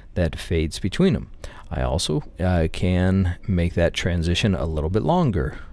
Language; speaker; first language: English; native; English